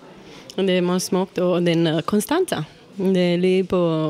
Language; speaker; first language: Danish; non-native, learner; Romanian